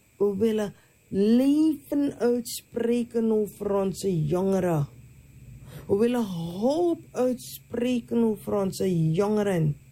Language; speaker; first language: Dutch; native; Dutch